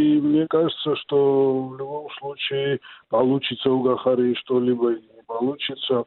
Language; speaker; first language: Russian; non-native, local second language; Georgian